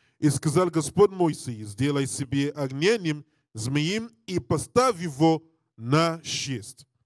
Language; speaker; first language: Russian; non-native, learner; English